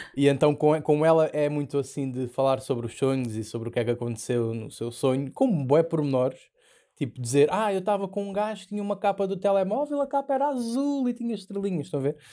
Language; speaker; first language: Portuguese; native; Portuguese